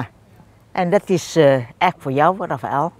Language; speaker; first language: Dutch; early bilingual, other home language; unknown